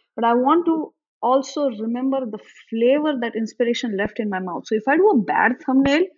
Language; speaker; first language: English; non-native, local second language; Marathi